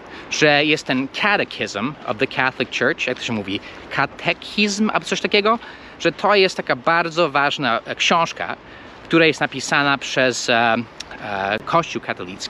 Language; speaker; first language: Polish; non-native, fluent; English